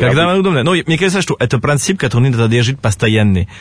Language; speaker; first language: Russian; non-native, fluent; French